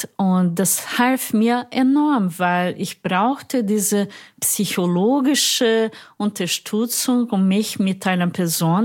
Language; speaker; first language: German; non-native, fluent; Portuguese